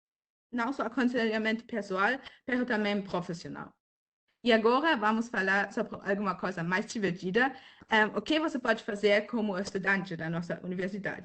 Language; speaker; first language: Portuguese; non-native, fluent; German